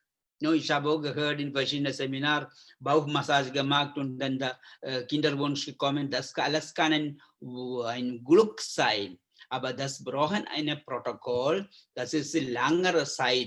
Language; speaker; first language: German; non-native, learner; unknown